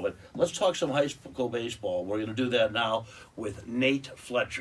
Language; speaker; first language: English; native; English